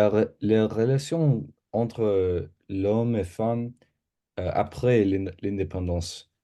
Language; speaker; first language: French; non-native, learner; English